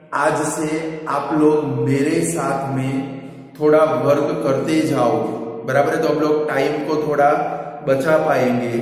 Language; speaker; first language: Hindi; non-native, local second language; Gujarati